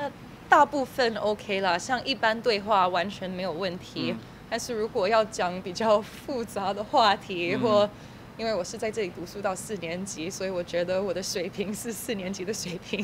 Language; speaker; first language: Chinese; early bilingual, heritage; English